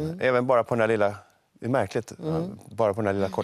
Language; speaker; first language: Swedish; native; Swedish